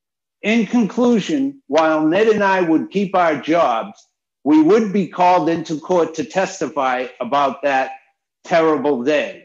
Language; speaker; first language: English; native; English